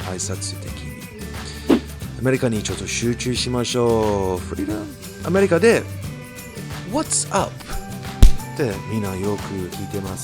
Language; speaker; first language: Japanese; non-native, fluent; English